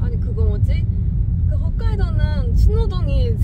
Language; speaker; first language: Korean; non-native, fluent; Japanese